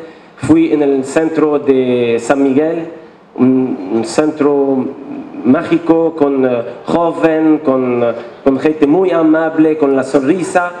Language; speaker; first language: Spanish; non-native, fluent; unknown